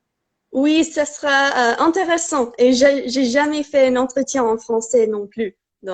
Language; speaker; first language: French; non-native, fluent; English